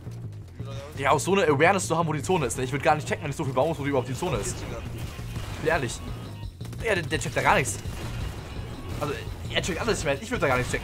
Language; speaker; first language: German; native; German